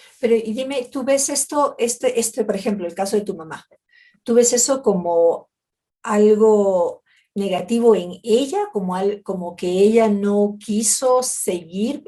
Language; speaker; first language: Spanish; native; Spanish